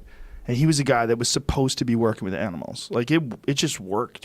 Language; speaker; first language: English; native; English